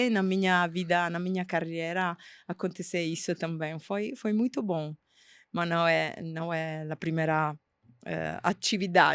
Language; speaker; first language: Portuguese; non-native, fluent; Italian